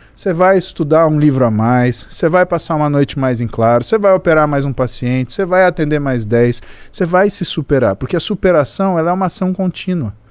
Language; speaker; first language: Portuguese; native; Portuguese